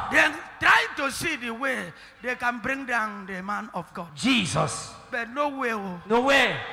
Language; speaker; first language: English; non-native, local second language; Ibibio